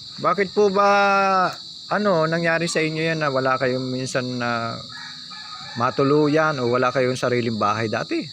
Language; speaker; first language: Filipino; native; Filipino